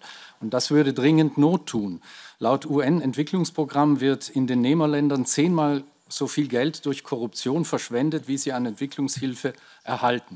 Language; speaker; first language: German; native; German